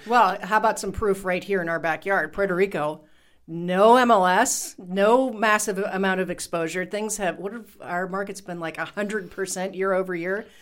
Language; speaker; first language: English; native; English